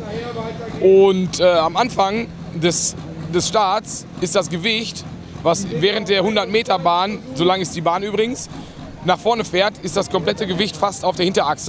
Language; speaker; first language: German; native; German